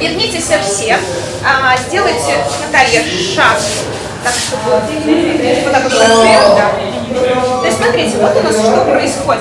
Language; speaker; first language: Russian; native; Russian